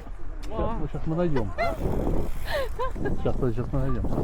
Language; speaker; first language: Russian; native; Russian